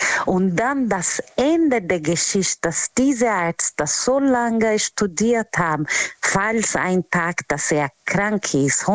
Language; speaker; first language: German; non-native, learner; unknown